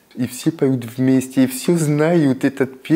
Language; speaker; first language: Russian; non-native, fluent; French